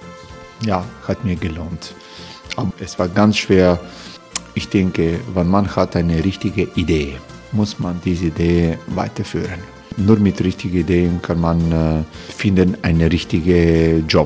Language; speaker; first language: German; non-native, fluent; Croatian